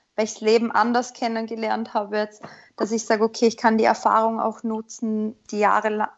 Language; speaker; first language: German; native; German